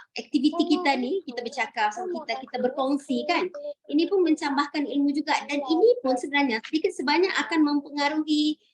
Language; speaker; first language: Malay; native; Malay